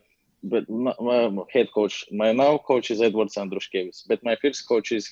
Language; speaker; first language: English; non-native, learner; Latvian